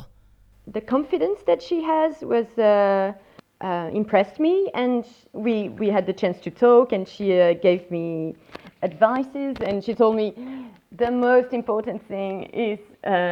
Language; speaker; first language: English; non-native, fluent; French